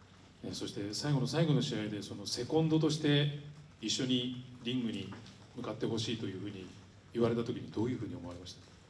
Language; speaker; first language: Japanese; native; Japanese